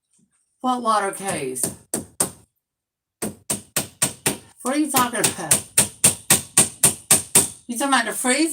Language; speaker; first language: English; native; English